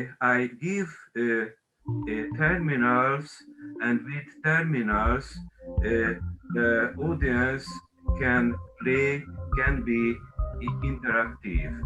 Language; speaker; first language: English; non-native, learner; Hungarian